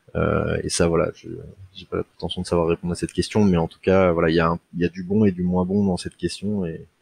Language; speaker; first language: French; native; French